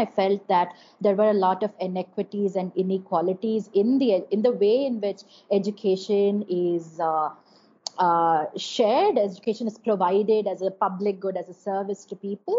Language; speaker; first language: English; non-native, local second language; Tamil